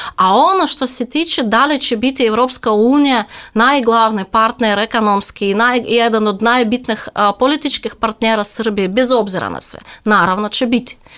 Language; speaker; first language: Serbian; non-native, fluent; Russian